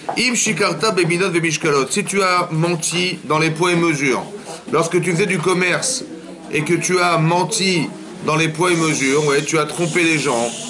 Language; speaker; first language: French; native; French